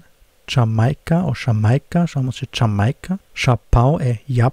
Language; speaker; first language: Portuguese; non-native, fluent; German